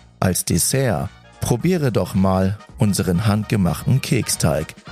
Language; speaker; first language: German; native; German